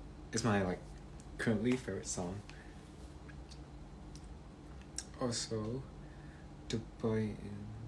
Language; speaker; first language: English; non-native, learner; Thai